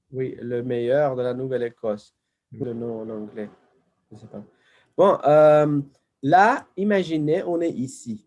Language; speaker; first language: French; non-native, fluent; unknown